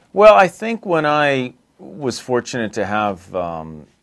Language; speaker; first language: English; native; English